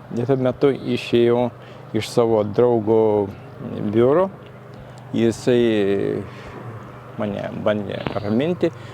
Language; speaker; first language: Lithuanian; native; Lithuanian